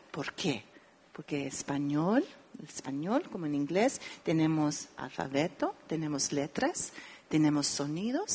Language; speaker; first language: Spanish; early bilingual, heritage; Spanish